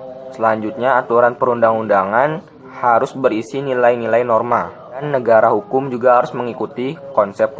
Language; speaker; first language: Indonesian; native; Indonesian